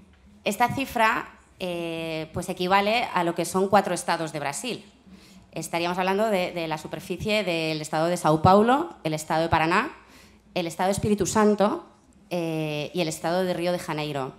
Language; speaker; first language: Spanish; native; Spanish